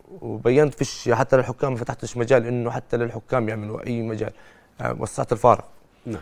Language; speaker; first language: Arabic; native; Arabic